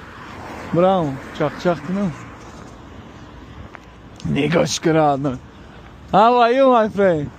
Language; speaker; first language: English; non-native, learner; Tajik